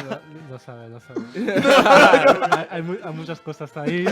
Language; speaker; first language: Spanish; non-native, learner; French